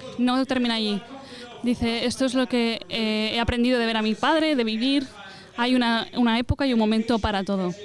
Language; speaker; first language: Spanish; non-native, fluent; English